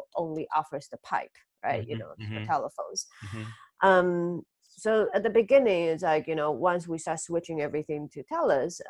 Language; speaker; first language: English; early bilingual, other home language; Chinese